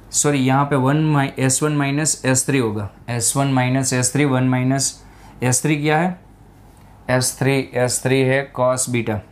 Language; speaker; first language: Hindi; non-native, local second language; Gujarati